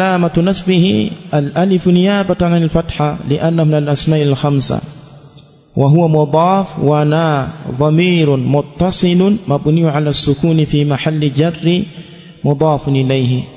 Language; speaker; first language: Arabic; non-native, fluent; Swahili